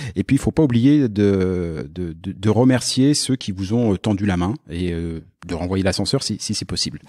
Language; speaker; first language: French; native; French